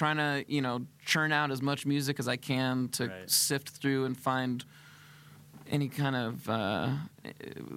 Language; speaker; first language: English; native; English